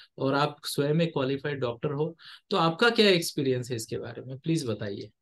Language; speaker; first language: Hindi; non-native, local second language; Marathi